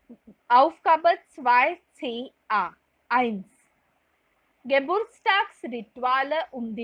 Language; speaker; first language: German; non-native, fluent; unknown